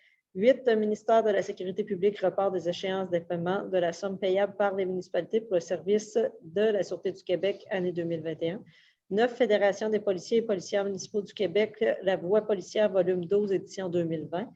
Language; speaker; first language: French; native; French